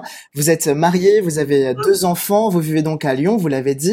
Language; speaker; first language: French; native; French